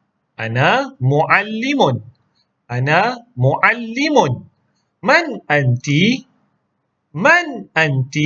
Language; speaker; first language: Arabic; non-native, local second language; Malay